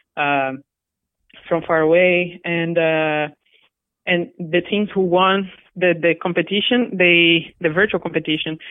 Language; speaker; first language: English; non-native, fluent; Portuguese